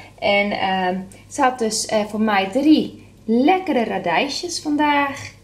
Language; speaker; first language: Dutch; non-native, fluent; Spanish